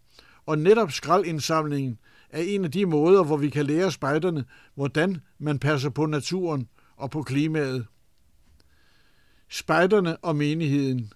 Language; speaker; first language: Danish; native; Danish